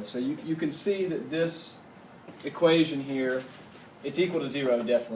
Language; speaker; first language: English; native; English